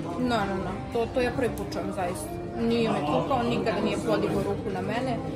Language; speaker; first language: Serbian; native; Serbian